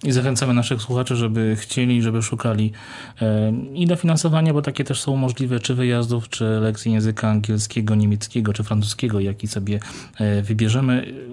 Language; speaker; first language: Polish; native; Polish